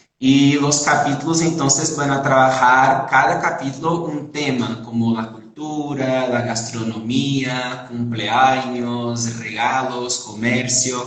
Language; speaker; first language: Spanish; non-native, fluent; Portuguese